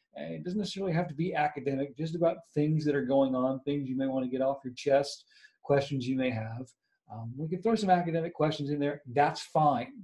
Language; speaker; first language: English; native; English